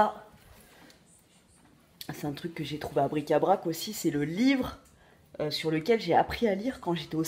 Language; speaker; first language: French; native; French